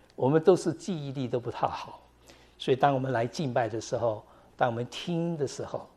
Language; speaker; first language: Chinese; native; Chinese